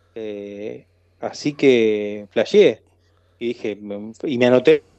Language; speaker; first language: Spanish; native; Spanish